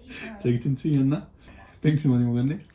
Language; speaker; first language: Korean; non-native, fluent; German